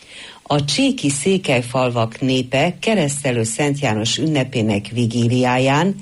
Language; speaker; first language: Hungarian; native; Hungarian